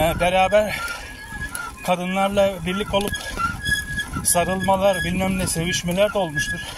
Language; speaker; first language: Turkish; early bilingual, heritage; Turkish